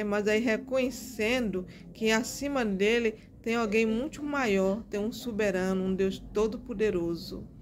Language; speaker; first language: Portuguese; native; Portuguese